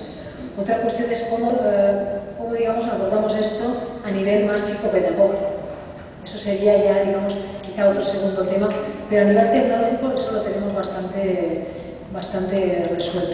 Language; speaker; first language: Spanish; native; Spanish